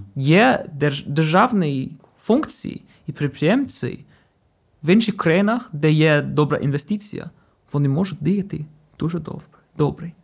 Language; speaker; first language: Ukrainian; non-native, fluent; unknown